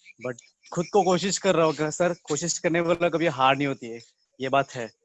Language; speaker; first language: Hindi; non-native, local second language; Telugu